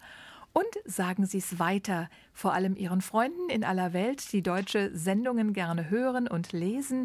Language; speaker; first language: German; native; German